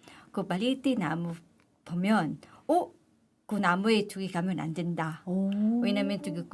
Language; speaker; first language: Korean; non-native, learner; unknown